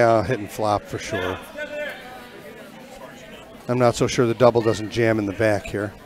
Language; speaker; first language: English; native; English